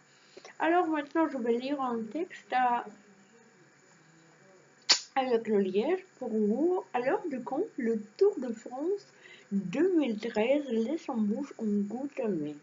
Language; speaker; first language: French; non-native, learner; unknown